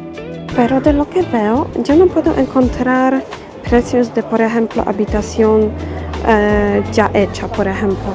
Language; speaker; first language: Spanish; non-native, fluent; Polish